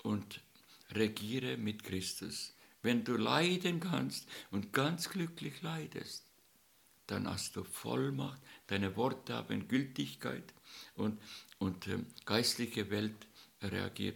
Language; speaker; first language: German; non-native, learner; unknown